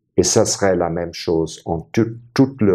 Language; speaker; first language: French; non-native, fluent; German